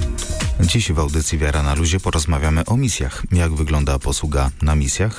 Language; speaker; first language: Polish; native; Polish